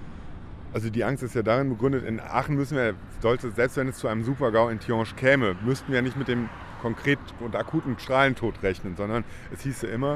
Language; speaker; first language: German; native; German